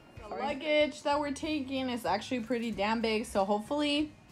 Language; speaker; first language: English; early bilingual, other home language; Spanish